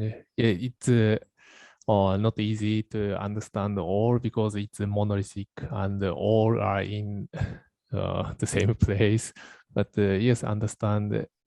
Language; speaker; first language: English; non-native, learner; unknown